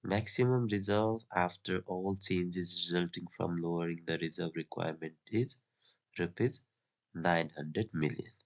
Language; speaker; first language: English; non-native, local second language; Nepali